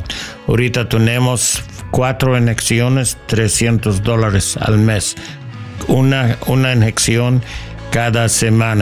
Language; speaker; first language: Spanish; non-native, learner; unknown